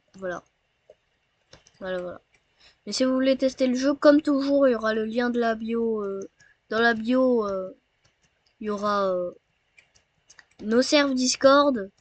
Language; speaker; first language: French; native; French